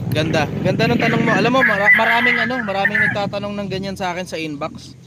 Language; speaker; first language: Filipino; native; Filipino